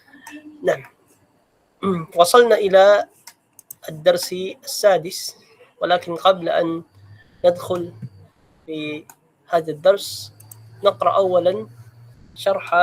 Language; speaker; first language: Arabic; non-native, fluent; Filipino